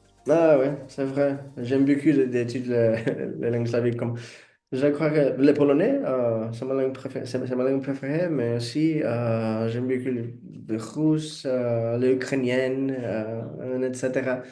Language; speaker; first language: French; non-native, fluent; Portuguese